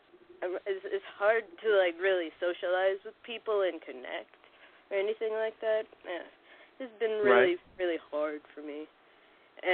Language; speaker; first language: English; native; English